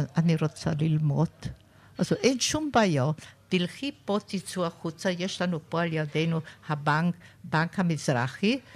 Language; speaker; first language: Hebrew; non-native, fluent; German